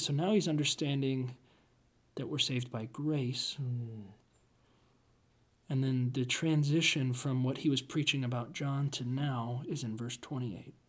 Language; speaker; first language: English; native; English